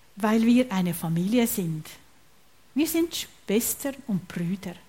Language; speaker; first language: German; native; German